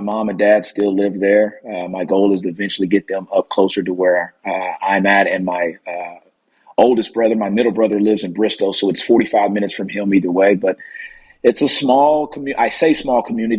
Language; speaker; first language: English; native; English